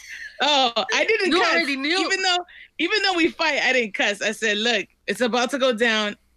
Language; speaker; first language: Spanish; early bilingual, heritage; Spanish